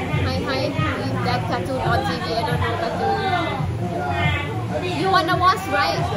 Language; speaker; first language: English; non-native, learner; Thai